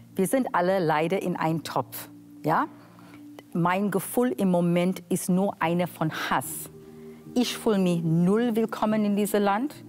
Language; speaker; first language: German; non-native, fluent; English